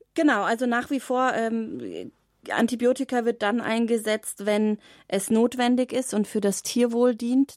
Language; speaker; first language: German; native; German